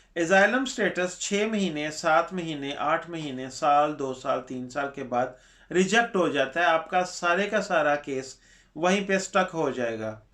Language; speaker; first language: Urdu; non-native, local second language; Punjabi